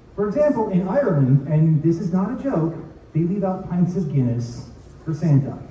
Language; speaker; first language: English; native; English